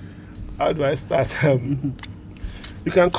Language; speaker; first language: English; non-native, local second language; Yoruba